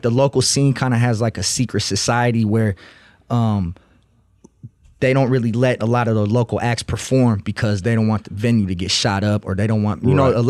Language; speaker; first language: English; non-native, fluent; Russian